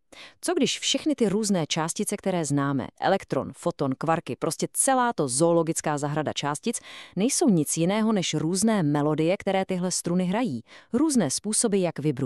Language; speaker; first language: Czech; native; Czech